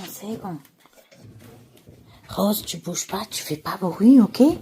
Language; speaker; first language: French; non-native, learner; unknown